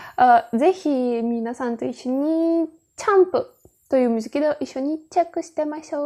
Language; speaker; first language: Japanese; non-native, learner; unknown